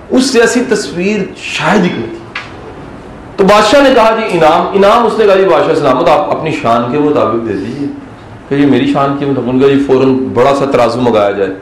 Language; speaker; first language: Urdu; non-native, local second language; Punjabi